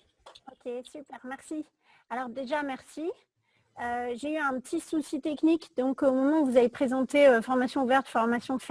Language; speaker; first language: French; native; French